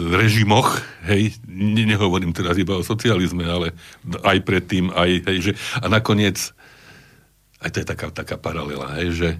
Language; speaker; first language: Slovak; native; Slovak